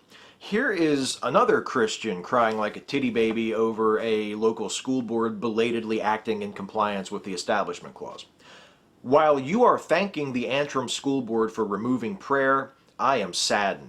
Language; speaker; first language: English; native; English